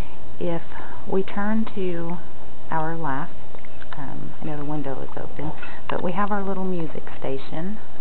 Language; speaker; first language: English; native; English